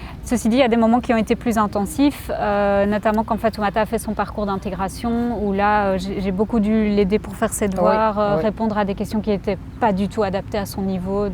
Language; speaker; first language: French; native; French